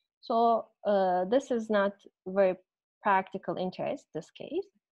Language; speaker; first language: English; non-native, fluent; Turkish